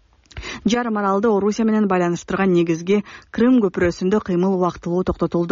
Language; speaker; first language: Kyrgyz; native; Kyrgyz